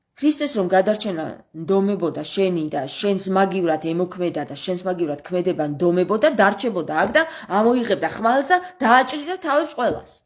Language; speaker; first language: Georgian; native; Georgian